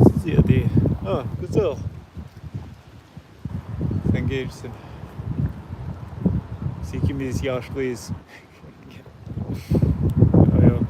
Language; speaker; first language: Turkish; non-native, learner; English